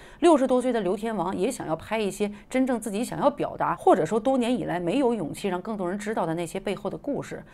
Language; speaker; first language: Chinese; native; Chinese